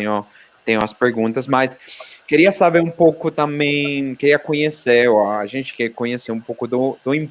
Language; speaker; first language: Portuguese; non-native, fluent; Spanish